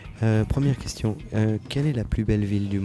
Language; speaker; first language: French; native; French